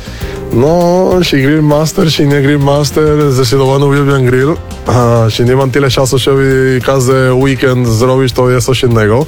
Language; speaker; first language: Polish; non-native, learner; Spanish